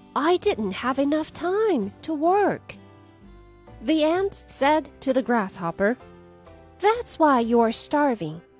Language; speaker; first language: English; non-native, fluent; Chinese